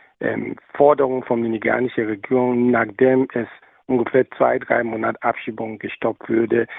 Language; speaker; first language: German; non-native, learner; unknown